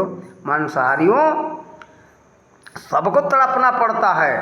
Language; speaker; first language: Hindi; native; Hindi